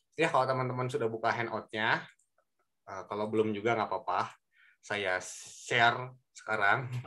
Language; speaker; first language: Indonesian; native; Indonesian